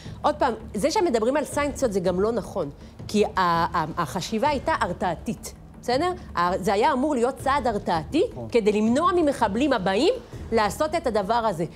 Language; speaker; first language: Hebrew; non-native, fluent; French